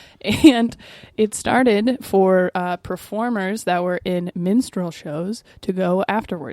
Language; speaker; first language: English; native; English